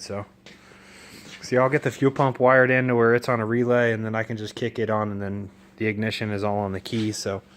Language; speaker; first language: English; native; English